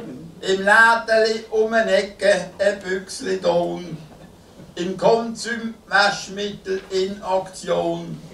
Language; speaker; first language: German; native; German